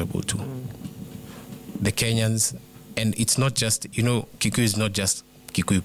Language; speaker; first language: English; non-native, local second language; Kikuyu